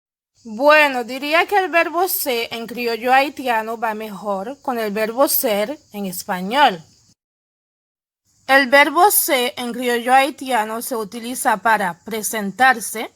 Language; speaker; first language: Spanish; non-native, fluent; Haitian Creole